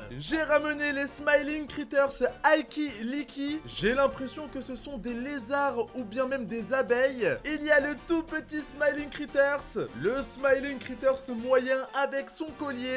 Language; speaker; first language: French; native; French